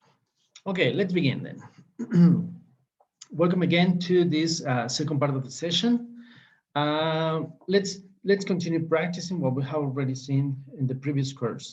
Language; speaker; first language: English; non-native, fluent; Spanish